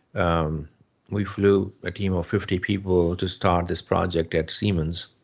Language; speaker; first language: English; non-native, local second language; Punjabi